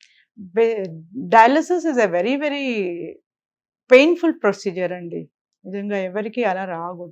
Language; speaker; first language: Telugu; native; Telugu